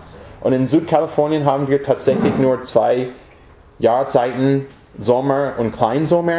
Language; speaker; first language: German; non-native, fluent; English